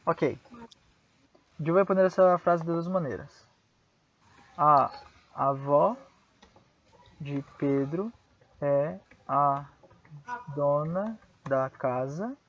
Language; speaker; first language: Portuguese; non-native, fluent; Spanish